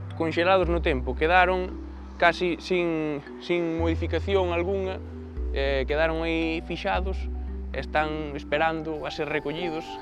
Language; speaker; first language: Galician; native; Galician